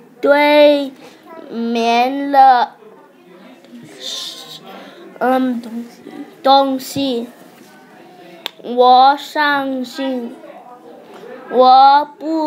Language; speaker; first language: Chinese; non-native, learner; English